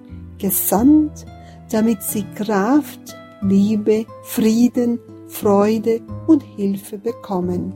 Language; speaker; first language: German; non-native, fluent; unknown